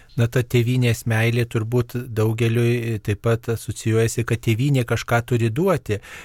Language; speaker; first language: Lithuanian; native; Lithuanian